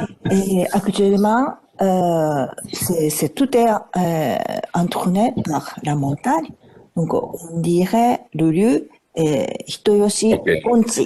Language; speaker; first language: French; non-native, fluent; Japanese